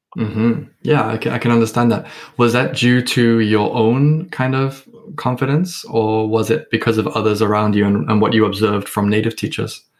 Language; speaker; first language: English; native; English